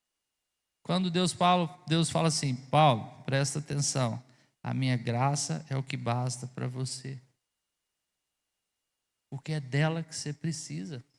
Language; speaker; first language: Portuguese; native; Portuguese